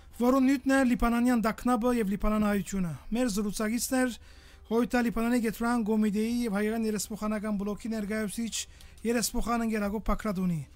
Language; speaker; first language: Armenian; early bilingual, heritage; Armenian